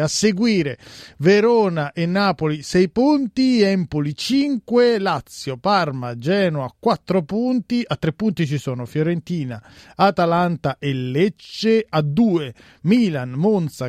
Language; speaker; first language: Italian; native; Italian